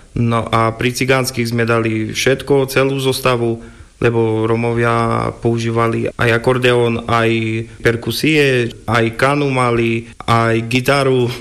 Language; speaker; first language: Slovak; non-native, local second language; Rusyn